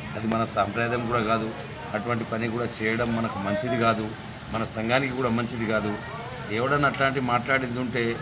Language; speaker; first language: Telugu; non-native, local second language; Lambadi